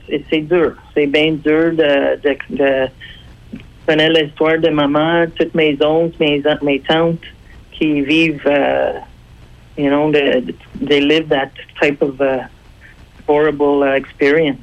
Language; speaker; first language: French; non-native, fluent; English